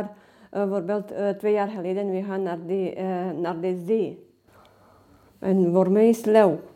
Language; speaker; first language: Dutch; non-native, learner; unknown